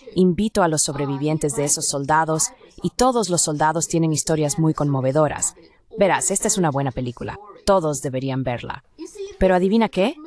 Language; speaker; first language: Spanish; non-native, fluent; Chinese